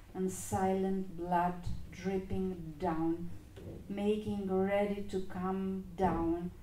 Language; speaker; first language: English; non-native, fluent; Romanian